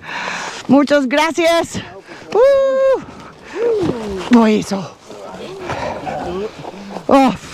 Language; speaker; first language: Spanish; non-native, learner; English